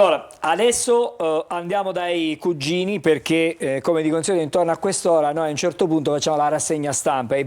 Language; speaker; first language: Italian; native; Italian